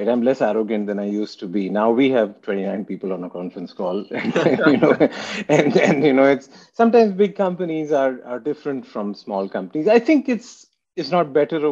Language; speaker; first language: English; non-native, local second language; Hindi